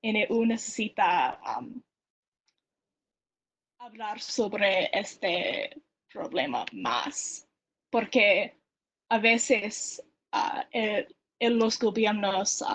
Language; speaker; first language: Spanish; non-native, learner; English